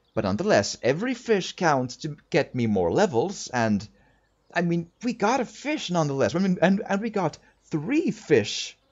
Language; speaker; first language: English; non-native, fluent; Finnish